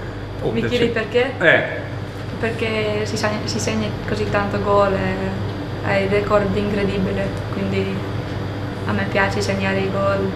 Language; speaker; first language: Italian; non-native, fluent; English